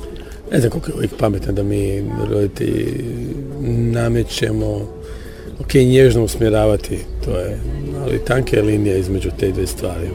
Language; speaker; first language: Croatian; early bilingual, heritage; Croatian